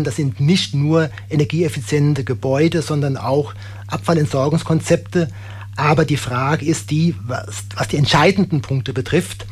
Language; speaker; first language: German; native; German